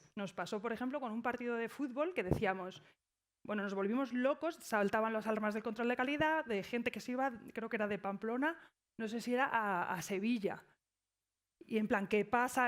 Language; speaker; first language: Spanish; native; Spanish